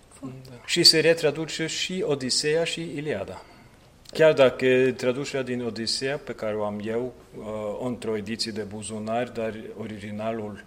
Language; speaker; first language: Romanian; non-native, fluent; Norwegian